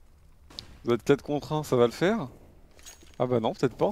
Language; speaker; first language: French; native; French